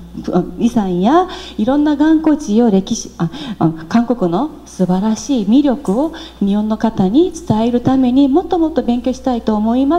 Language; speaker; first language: Japanese; non-native, fluent; Korean